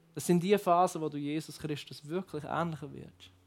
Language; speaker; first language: German; native; German